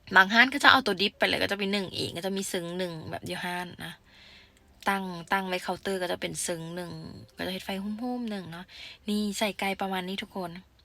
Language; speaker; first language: Thai; native; Thai